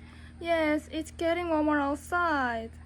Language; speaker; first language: English; non-native, learner; Indonesian